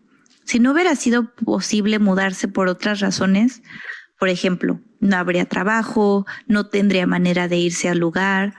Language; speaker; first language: Spanish; native; Spanish